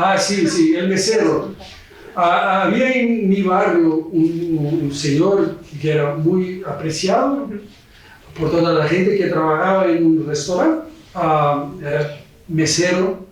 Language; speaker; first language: Spanish; non-native, fluent; Portuguese